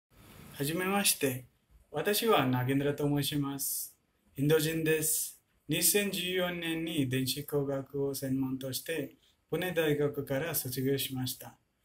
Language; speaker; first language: Japanese; non-native, learner; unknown